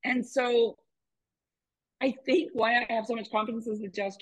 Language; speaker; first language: English; native; English